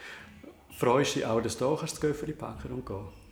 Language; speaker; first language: German; native; German